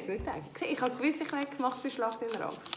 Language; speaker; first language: German; native; German